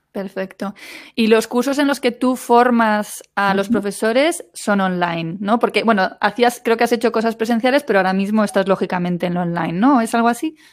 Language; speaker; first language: Spanish; native; Spanish